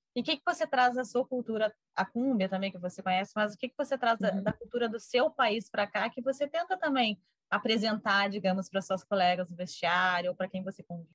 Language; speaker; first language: Portuguese; native; Portuguese